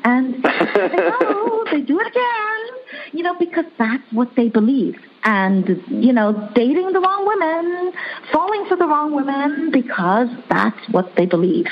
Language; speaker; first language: English; early bilingual, other home language; Chinese